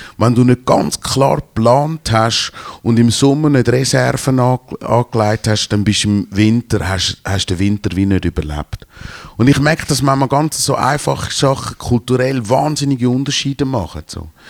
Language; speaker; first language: German; native; German